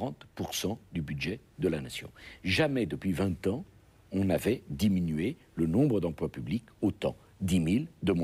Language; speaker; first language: French; native; French